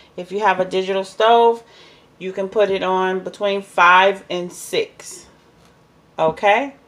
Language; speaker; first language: English; native; English